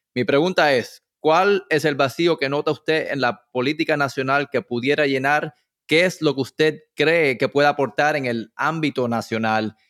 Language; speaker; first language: Spanish; early bilingual, heritage; Spanish